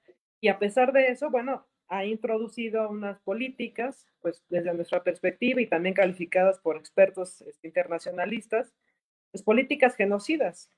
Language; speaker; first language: Spanish; native; Spanish